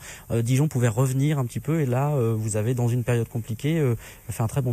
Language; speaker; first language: French; native; French